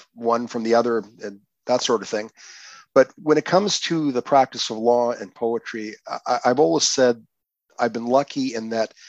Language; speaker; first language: English; non-native, fluent; Croatian